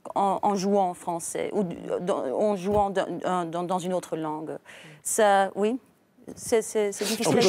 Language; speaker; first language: French; non-native, local second language; Dutch